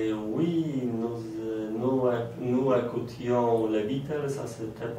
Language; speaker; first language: French; non-native, learner; Polish